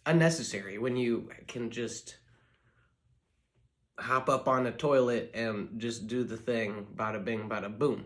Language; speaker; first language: English; native; English